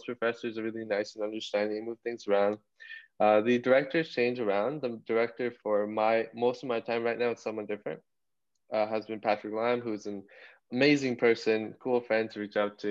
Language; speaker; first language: English; native; English